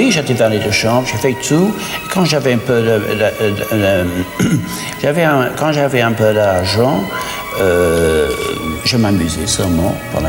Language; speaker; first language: French; non-native, fluent; English